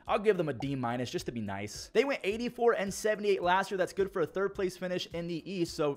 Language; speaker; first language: English; native; English